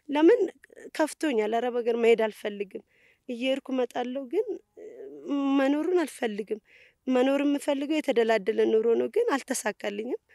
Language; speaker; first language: Amharic; native; Amharic